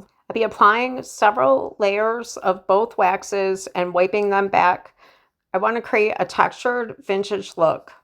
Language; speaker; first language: English; native; English